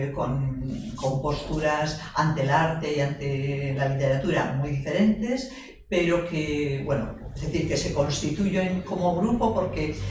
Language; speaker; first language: Spanish; native; Spanish